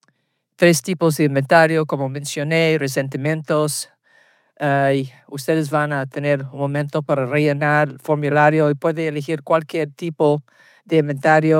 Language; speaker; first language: Spanish; early bilingual, heritage; Spanish